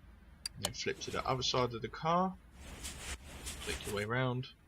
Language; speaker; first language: English; native; English